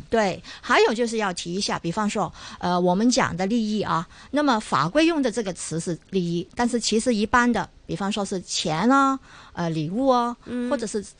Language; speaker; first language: Chinese; non-native, local second language; Cantonese